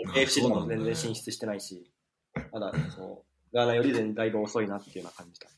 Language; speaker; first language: Japanese; native; Japanese